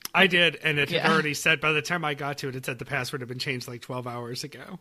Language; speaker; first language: English; native; English